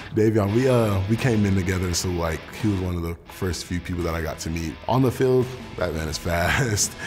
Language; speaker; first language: English; native; English